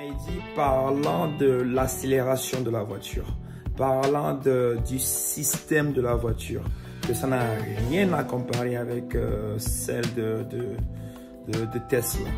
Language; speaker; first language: French; non-native, local second language; Ewe